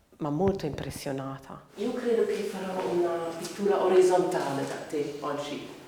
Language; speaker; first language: Italian; non-native, fluent; German